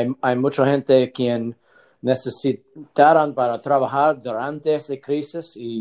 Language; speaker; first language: Spanish; non-native, learner; English